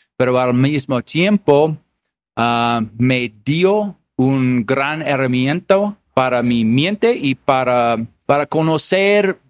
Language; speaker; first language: Spanish; non-native, fluent; English